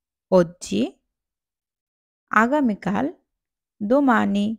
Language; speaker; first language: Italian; non-native, fluent; Bangla